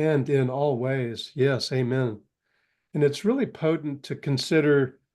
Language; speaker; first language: English; native; English